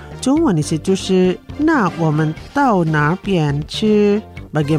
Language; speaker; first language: Chinese; non-native, fluent; Indonesian